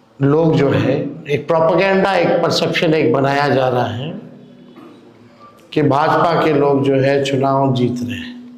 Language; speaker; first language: Hindi; native; Hindi